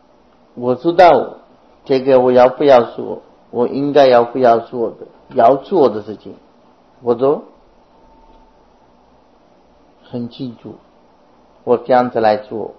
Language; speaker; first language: Chinese; non-native, fluent; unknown